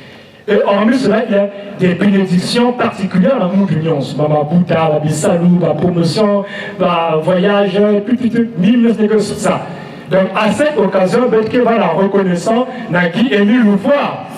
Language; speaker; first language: French; non-native, local second language; Lingala